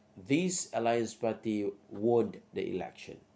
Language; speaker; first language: English; non-native, local second language; Malay